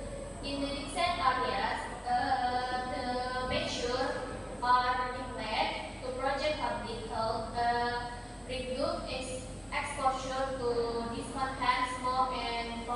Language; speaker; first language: English; non-native, learner; Indonesian